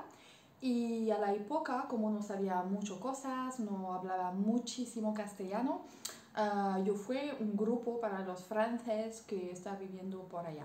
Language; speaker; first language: Spanish; non-native, learner; French